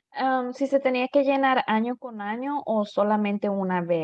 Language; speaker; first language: Spanish; early bilingual, other home language; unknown